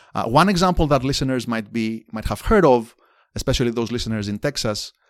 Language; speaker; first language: English; non-native, fluent; Greek